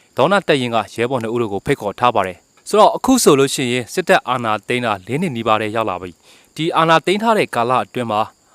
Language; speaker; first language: Burmese; non-native, local second language; Mon